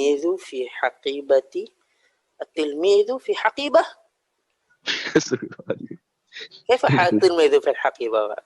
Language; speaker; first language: Arabic; non-native, fluent; Indonesian